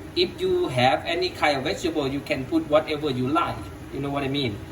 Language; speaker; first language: English; non-native, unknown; Thai